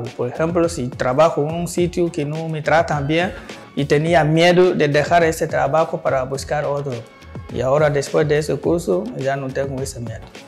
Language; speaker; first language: Spanish; non-native, fluent; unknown